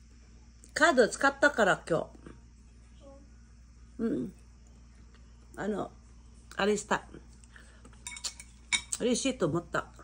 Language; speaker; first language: Japanese; non-native, learner; Filipino